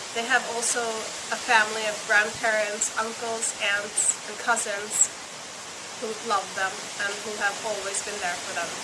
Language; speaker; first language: English; native; English